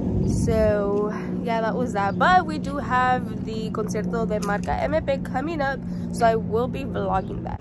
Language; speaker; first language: English; early bilingual, other home language; Spanish